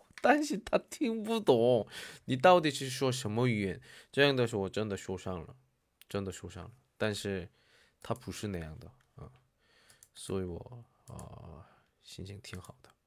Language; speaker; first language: Chinese; non-native, learner; Korean